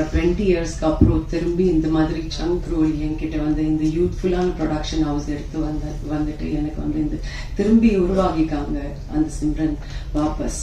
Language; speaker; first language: Tamil; non-native, fluent; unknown